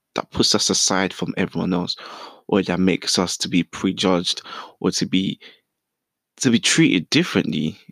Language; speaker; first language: English; early bilingual, other home language; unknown